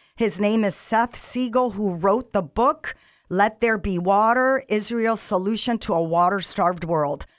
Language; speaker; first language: English; non-native, fluent; Arabic